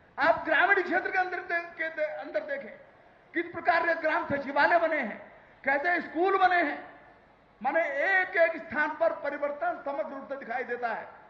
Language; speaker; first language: Hindi; native; Hindi